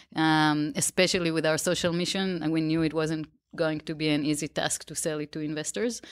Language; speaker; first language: English; non-native, fluent; Hebrew